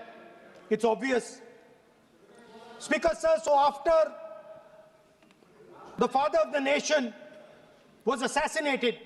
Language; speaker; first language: English; non-native, local second language; Hindi